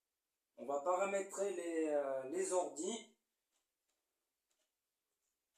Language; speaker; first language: French; native; French